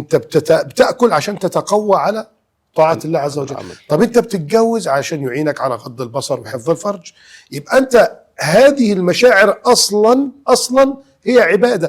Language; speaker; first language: Arabic; native; Arabic